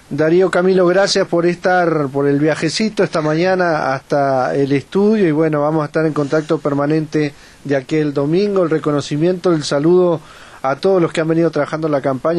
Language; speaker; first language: Spanish; native; Spanish